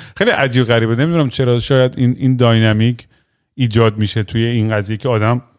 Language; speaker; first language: Persian; native; Persian